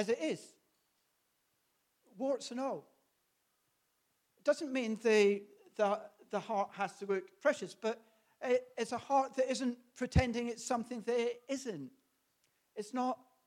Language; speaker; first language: English; native; English